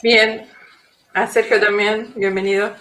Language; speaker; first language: Spanish; native; Spanish